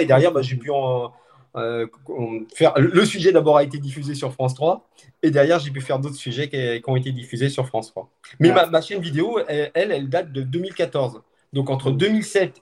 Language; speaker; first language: French; native; French